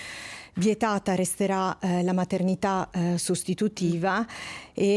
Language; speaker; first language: Italian; native; Italian